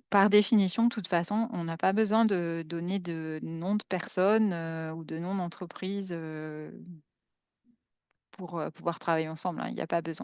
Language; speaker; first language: French; native; French